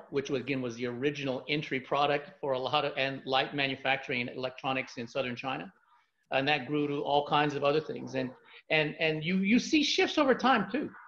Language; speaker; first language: English; native; English